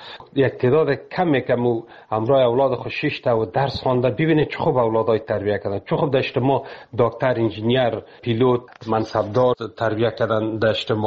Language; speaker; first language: Persian; native; Persian